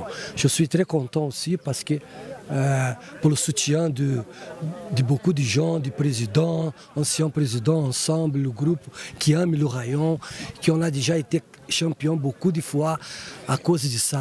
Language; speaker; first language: French; non-native, fluent; Portuguese